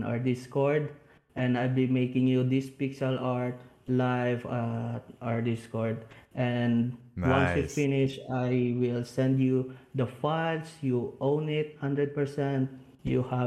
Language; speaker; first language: English; non-native, local second language; Hiligaynon